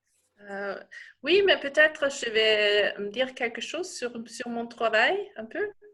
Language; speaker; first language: French; non-native, learner; German